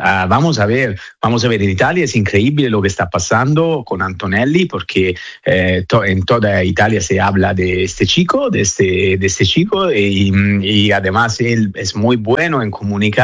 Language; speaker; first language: Spanish; non-native, fluent; Italian